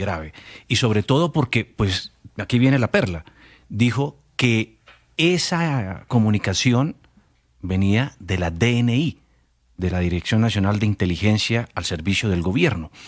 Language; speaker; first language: Spanish; native; Spanish